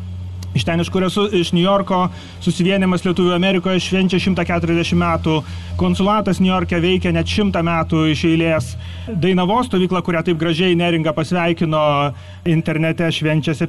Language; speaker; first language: Lithuanian; native; Lithuanian